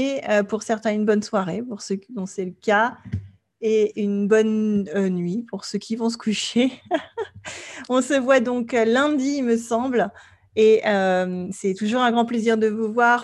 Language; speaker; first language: French; native; French